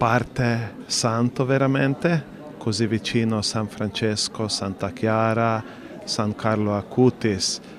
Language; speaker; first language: Italian; non-native, learner; Slovenian